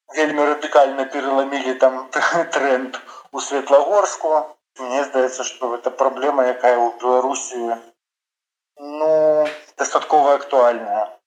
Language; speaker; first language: Belarusian; non-native, local second language; Russian